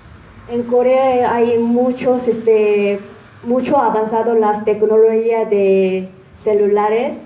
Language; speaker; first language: Spanish; non-native, fluent; Korean